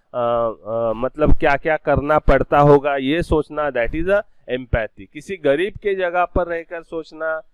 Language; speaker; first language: Hindi; non-native, local second language; Marathi